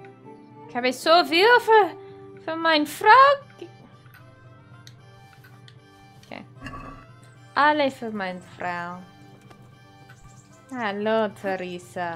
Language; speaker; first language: German; non-native, learner; Dutch